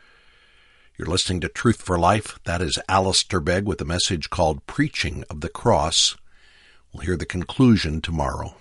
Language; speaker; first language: English; native; English